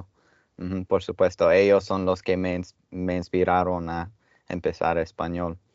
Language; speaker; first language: Spanish; non-native, fluent; English